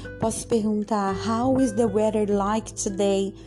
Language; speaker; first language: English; non-native, fluent; Portuguese